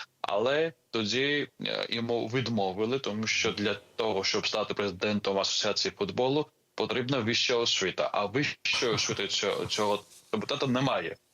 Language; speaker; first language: Ukrainian; non-native, fluent; Georgian